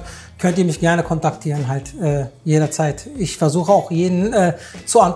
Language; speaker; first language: German; native; German